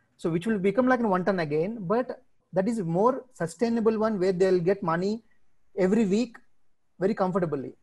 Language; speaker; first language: English; non-native, local second language; Telugu